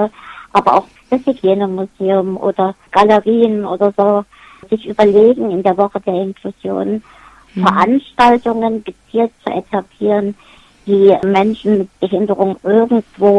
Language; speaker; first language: German; native; German